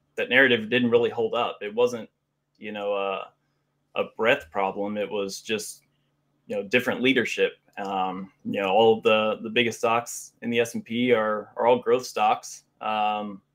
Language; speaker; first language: English; native; English